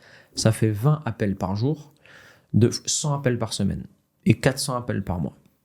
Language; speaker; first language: French; native; French